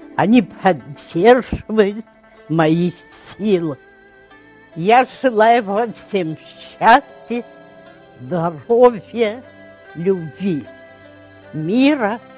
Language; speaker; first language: Russian; native; Russian